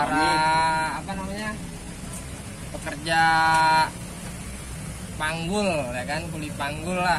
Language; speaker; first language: Indonesian; native; Indonesian